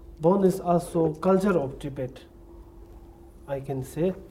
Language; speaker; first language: English; non-native, learner; Tibetan